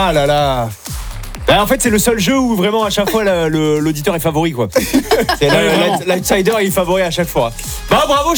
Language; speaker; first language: French; native; French